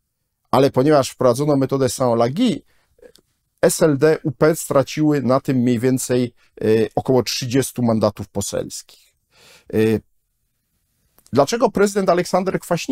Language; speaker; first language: Polish; native; Polish